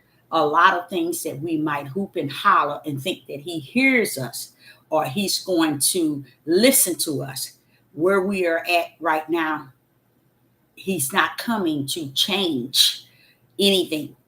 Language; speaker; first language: English; native; English